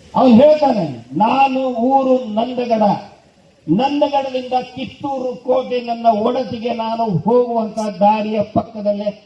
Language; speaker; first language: Kannada; native; Kannada